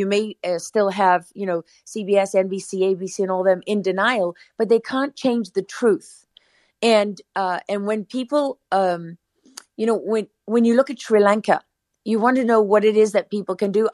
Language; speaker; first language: English; native; English